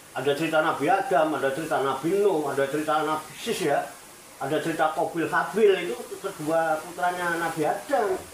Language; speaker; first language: Indonesian; non-native, local second language; Javanese